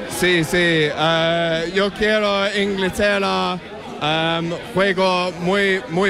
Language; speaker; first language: Spanish; non-native, learner; English